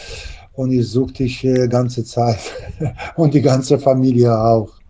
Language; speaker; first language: German; non-native, fluent; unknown